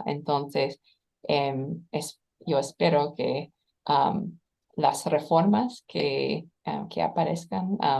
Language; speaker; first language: Spanish; non-native, fluent; English